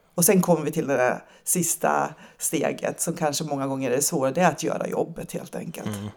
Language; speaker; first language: Swedish; native; Swedish